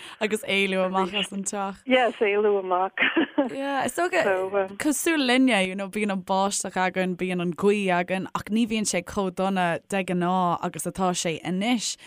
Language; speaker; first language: Irish; native; Irish